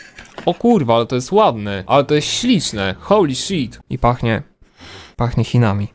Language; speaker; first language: Polish; native; Polish